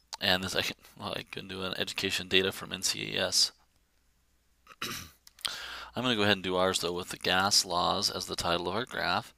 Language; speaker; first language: English; native; English